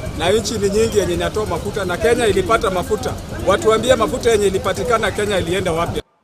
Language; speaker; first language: Swahili; non-native, local second language; Luo (Kenya and Tanzania)